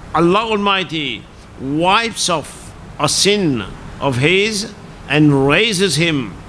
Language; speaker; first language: English; non-native, local second language; Morisyen